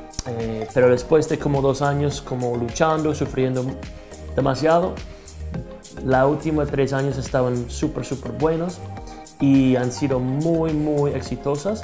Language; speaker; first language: Spanish; non-native, fluent; English